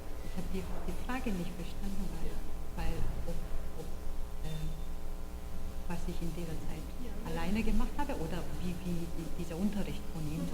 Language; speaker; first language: German; non-native, fluent; Korean